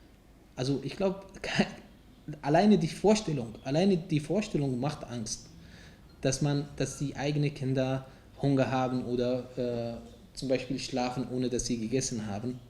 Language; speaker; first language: German; non-native, fluent; Arabic